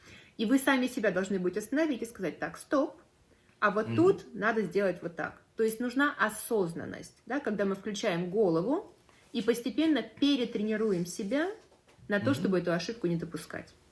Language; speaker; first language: Russian; native; Russian